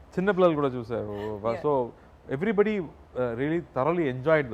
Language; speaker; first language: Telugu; non-native, fluent; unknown